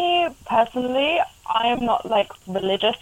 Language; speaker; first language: English; native; English